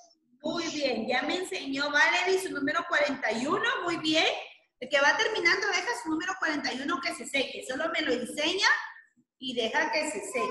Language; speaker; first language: Spanish; native; Spanish